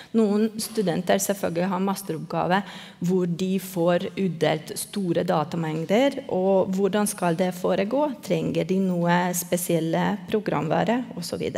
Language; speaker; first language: Norwegian; non-native, fluent; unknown